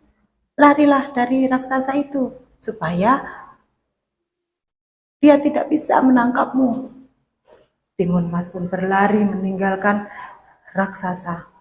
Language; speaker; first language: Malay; non-native, local second language; Javanese